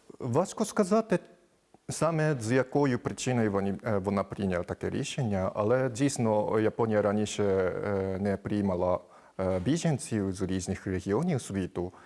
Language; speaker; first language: Ukrainian; non-native, fluent; Japanese